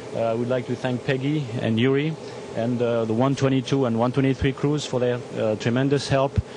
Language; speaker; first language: English; non-native, fluent; French